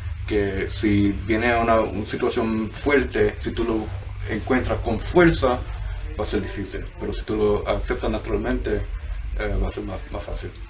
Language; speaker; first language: Spanish; early bilingual, heritage; Spanish